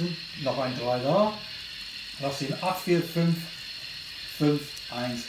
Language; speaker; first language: German; non-native, learner; English